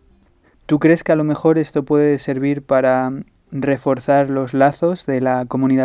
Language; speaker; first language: Spanish; native; Spanish